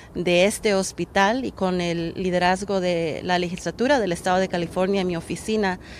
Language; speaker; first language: Spanish; early bilingual, heritage; Spanish